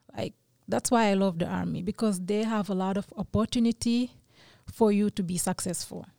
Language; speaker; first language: English; non-native, fluent; French